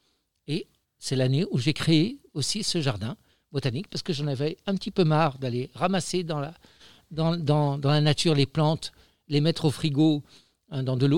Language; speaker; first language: French; native; French